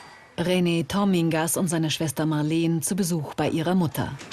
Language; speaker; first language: German; native; German